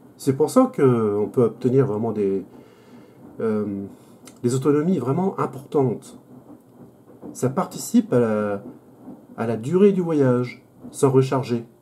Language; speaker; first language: French; native; French